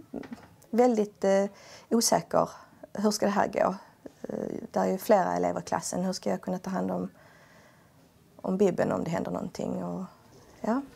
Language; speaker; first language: Swedish; native; Swedish